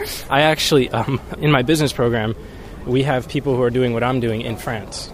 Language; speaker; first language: English; native; English